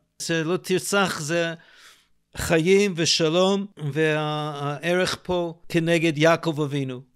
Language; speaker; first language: Hebrew; non-native, fluent; English